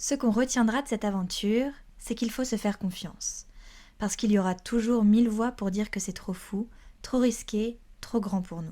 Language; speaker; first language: French; native; French